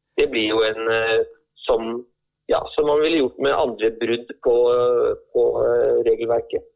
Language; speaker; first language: Norwegian; native; Norwegian